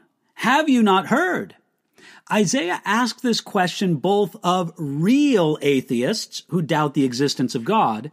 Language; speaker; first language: English; native; English